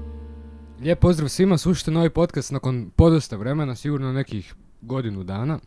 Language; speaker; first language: Croatian; native; Croatian